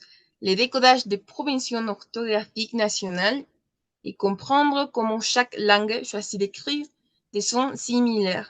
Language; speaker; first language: French; non-native, learner; Spanish